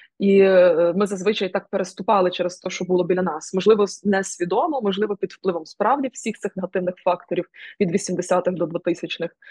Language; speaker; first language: Ukrainian; native; Ukrainian